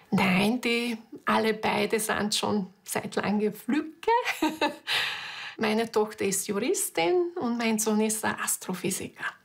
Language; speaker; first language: German; non-native, fluent; Hungarian